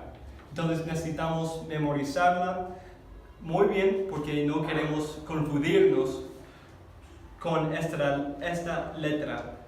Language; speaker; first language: Spanish; non-native, fluent; English